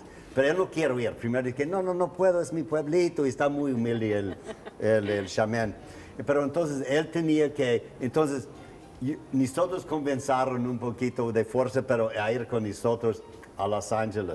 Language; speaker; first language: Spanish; non-native, learner; English